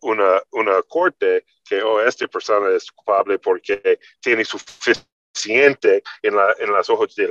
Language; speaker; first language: Spanish; non-native, learner; English